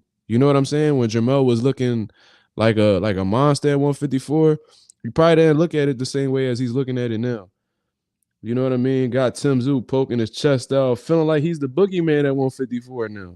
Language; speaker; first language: English; native; English